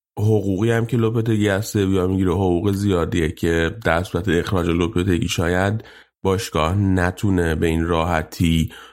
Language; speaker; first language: Persian; native; Persian